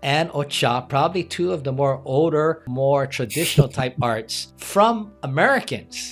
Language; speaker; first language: English; native; English